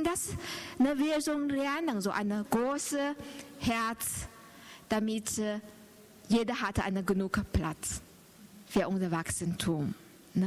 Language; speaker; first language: German; non-native, learner; Chinese